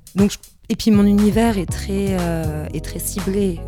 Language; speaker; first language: French; native; French